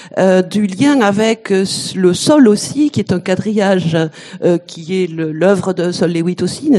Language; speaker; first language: French; native; French